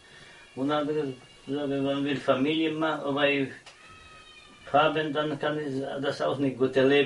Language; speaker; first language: German; non-native, learner; Croatian